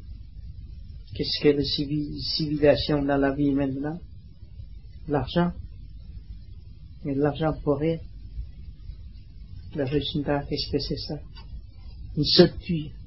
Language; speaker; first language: French; non-native, learner; Vietnamese